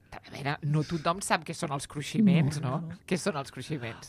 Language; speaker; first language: Catalan; native; Catalan